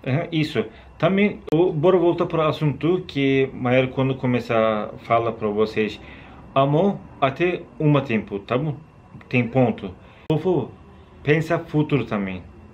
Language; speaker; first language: Portuguese; non-native, learner; Turkish